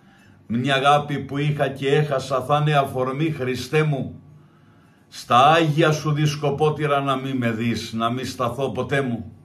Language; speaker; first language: Greek; native; Greek